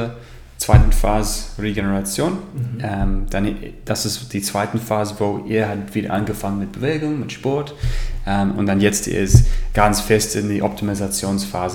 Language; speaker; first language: German; non-native, learner; English